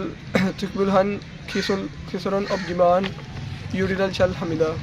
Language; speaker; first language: Korean; non-native, learner; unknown